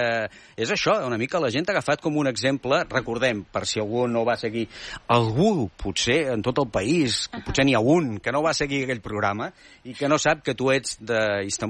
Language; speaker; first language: Catalan; native; Catalan